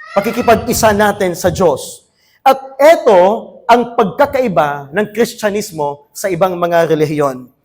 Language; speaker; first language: Filipino; native; Filipino